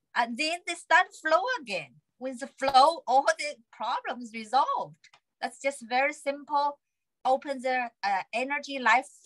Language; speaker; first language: English; non-native, fluent; Chinese